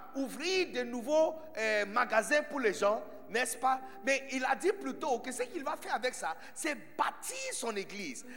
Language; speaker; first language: French; non-native, fluent; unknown